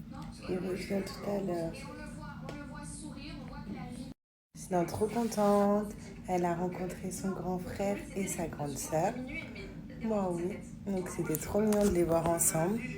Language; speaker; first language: French; native; French